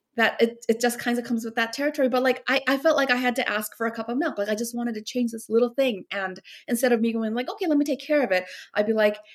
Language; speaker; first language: English; early bilingual, other home language; Korean